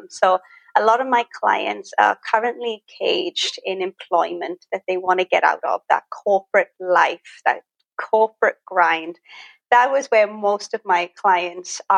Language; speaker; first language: English; native; English